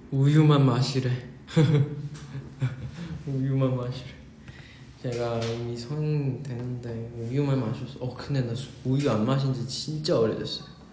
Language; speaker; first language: Korean; non-native, fluent; Chinese